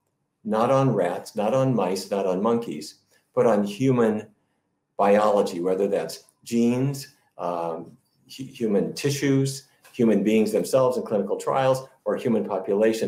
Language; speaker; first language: English; native; English